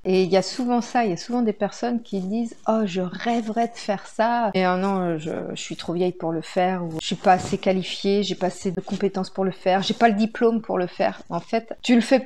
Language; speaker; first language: French; native; French